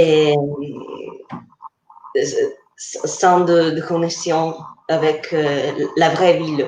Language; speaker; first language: French; non-native, fluent; Italian